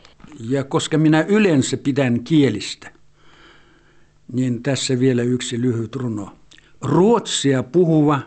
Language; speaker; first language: Finnish; early bilingual, heritage; Finnish